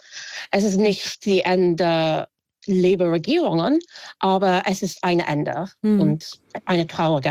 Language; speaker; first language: German; non-native, fluent; English